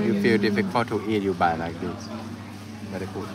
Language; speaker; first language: English; non-native, learner; Thai